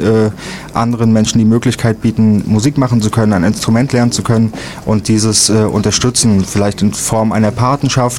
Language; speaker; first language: German; native; German